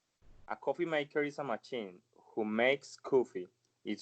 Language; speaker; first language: English; non-native, learner; Spanish